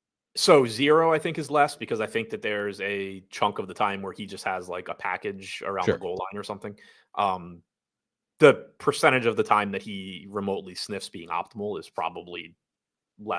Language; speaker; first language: English; native; English